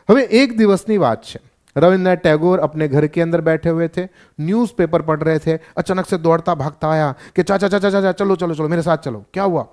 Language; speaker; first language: Hindi; non-native, local second language; Gujarati